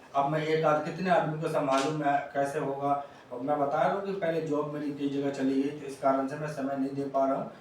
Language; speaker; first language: Hindi; native; Hindi